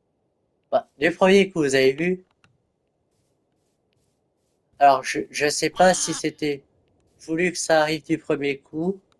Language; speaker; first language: French; native; French